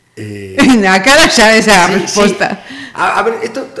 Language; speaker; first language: Galician; native; Galician